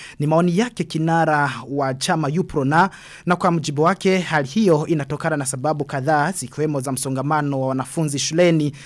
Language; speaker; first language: Swahili; non-native, local second language; Rundi